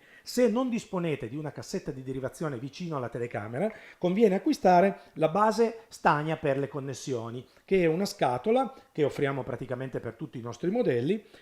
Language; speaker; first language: Italian; native; Italian